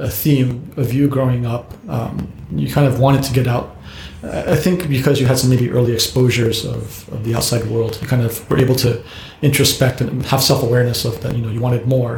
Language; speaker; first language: English; native; English